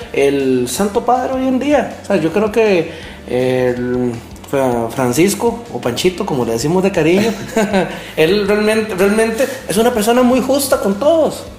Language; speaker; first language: Spanish; native; Spanish